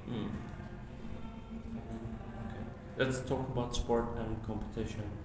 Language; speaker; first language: English; non-native, fluent; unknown